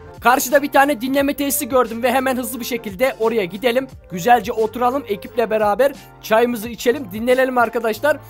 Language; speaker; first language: Turkish; native; Turkish